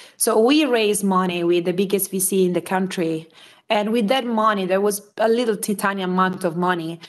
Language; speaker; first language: English; non-native, fluent; Italian